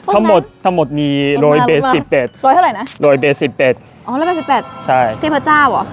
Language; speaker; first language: Thai; non-native, learner; Japanese